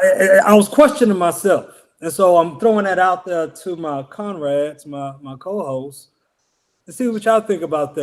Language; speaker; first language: English; native; English